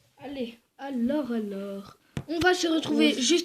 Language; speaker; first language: French; native; French